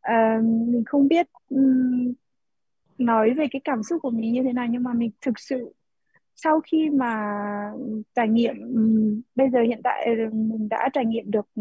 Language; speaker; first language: Vietnamese; early bilingual, heritage; Vietnamese